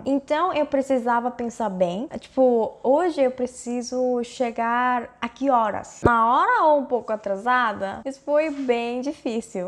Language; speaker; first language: Portuguese; non-native, fluent; Korean